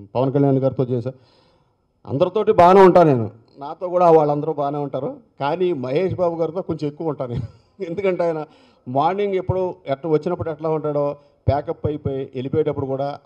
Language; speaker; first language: Telugu; native; Telugu